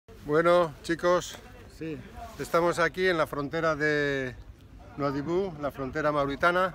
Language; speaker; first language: Spanish; native; Spanish